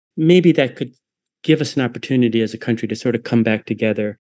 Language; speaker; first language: English; native; English